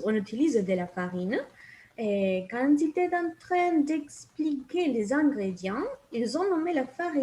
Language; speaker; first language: French; non-native, fluent; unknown